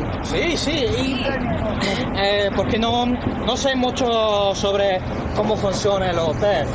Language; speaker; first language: Spanish; non-native, fluent; English